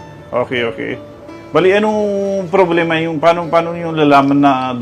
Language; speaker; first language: Filipino; non-native, learner; Punjabi